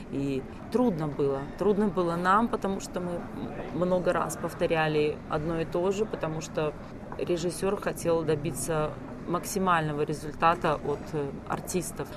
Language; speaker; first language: Russian; native; Russian